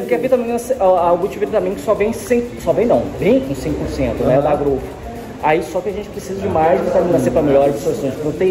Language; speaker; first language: Portuguese; native; Portuguese